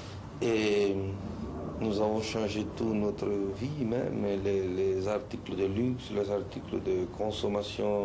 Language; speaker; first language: French; non-native, fluent; Spanish